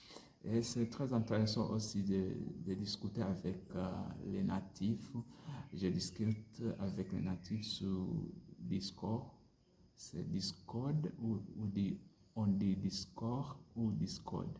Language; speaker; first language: French; non-native, learner; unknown